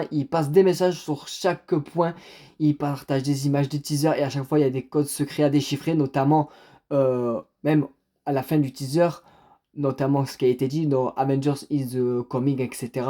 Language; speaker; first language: French; native; French